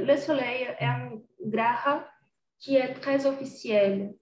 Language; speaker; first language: French; non-native, fluent; Portuguese